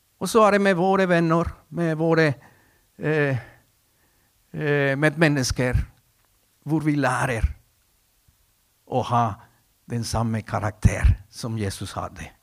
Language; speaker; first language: Norwegian; non-native, fluent; Spanish